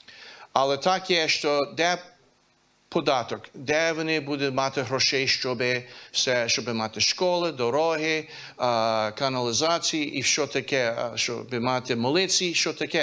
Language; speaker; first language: Ukrainian; early bilingual, heritage; Ukrainian